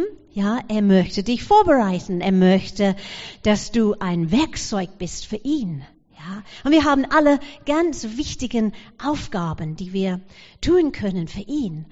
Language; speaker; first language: German; non-native, fluent; English